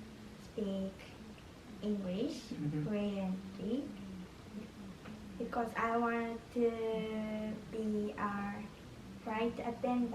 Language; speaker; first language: English; non-native, learner; Japanese